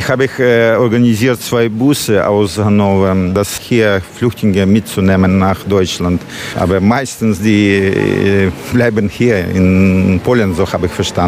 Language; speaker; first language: German; non-native, fluent; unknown